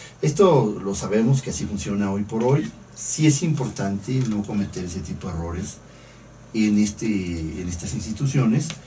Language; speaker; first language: Spanish; native; Spanish